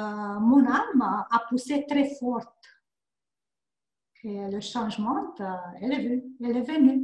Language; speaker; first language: French; non-native, learner; Hungarian